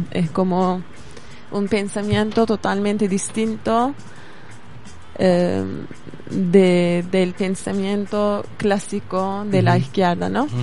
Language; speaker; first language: Spanish; non-native, fluent; Kurdish